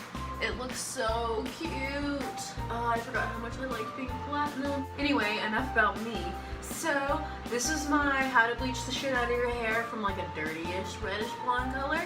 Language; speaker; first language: English; native; English